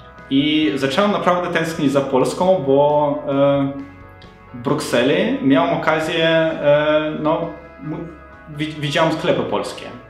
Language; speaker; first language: Polish; non-native, fluent; Ukrainian